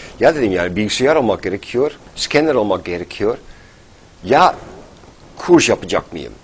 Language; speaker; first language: Turkish; non-native, fluent; Dutch